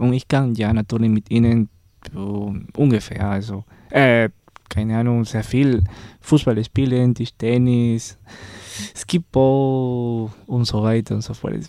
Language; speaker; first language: German; non-native, learner; Spanish